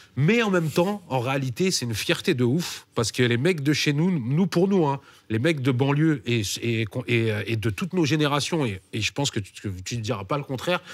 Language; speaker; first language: French; native; French